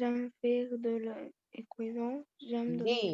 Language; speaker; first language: French; non-native, learner; Arabic